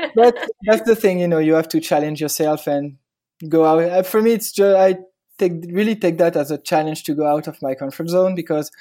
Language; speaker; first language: English; non-native, fluent; French